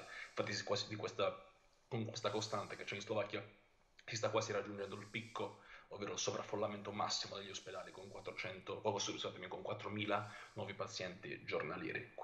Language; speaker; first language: Italian; native; Italian